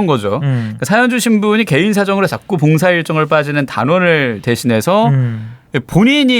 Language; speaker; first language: Korean; native; Korean